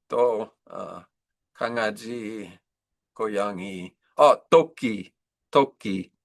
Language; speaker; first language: Korean; non-native, learner; English